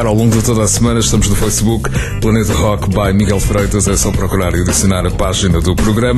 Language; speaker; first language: Portuguese; native; Portuguese